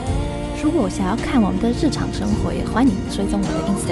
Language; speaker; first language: Chinese; non-native, fluent; Polish